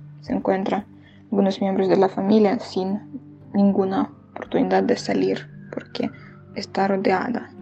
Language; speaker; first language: Spanish; non-native, fluent; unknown